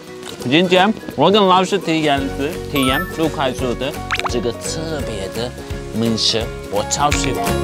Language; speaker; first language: Chinese; non-native, fluent; Turkish